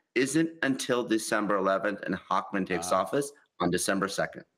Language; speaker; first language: English; native; English